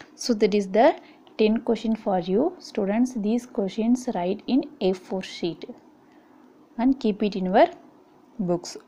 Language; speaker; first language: English; non-native, local second language; Tamil